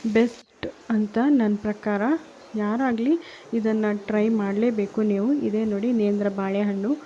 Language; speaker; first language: Kannada; native; Kannada